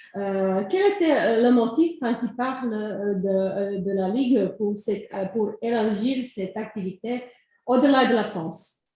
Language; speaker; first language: French; non-native, fluent; Croatian